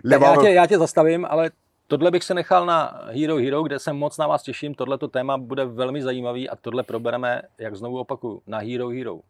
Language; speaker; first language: Czech; native; Czech